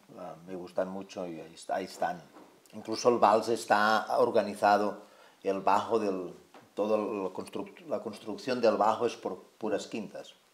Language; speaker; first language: Spanish; non-native, local second language; Catalan